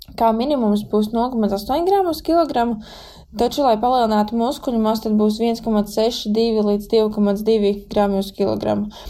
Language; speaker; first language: Latvian; native; Latvian